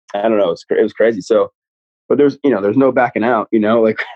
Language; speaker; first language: English; native; English